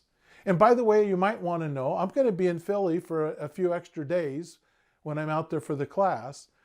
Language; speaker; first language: English; native; English